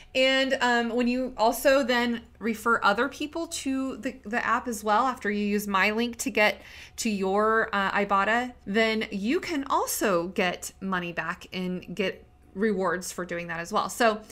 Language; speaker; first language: English; native; English